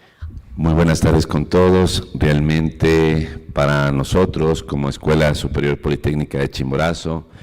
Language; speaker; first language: Spanish; native; Spanish